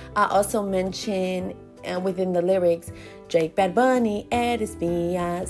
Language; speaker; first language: English; early bilingual, other home language; Spanish